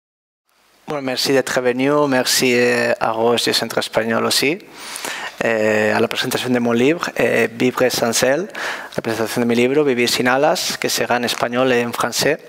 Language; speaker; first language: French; non-native, learner; Spanish